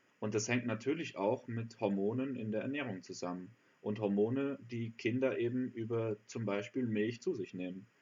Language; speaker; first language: German; native; German